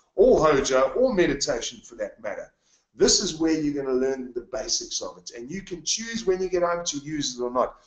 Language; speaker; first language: English; native; English